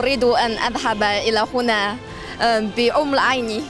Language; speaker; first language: Arabic; non-native, learner; Chinese